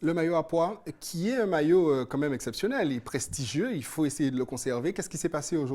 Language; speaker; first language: French; native; French